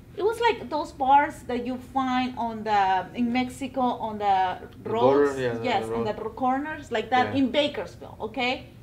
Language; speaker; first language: English; non-native, fluent; Spanish